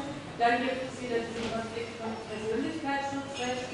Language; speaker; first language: German; native; German